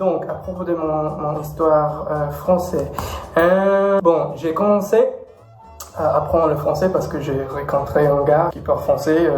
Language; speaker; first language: French; non-native, fluent; English